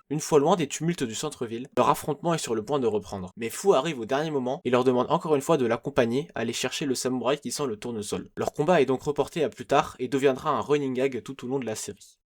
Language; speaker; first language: French; native; French